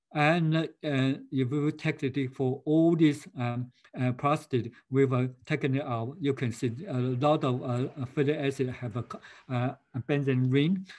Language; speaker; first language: English; non-native, fluent; Chinese